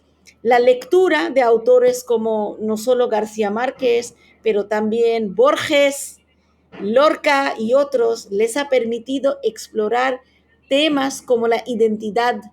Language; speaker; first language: Spanish; non-native, fluent; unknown